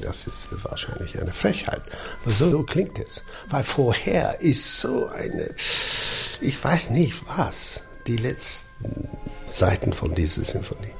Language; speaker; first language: German; non-native, fluent; English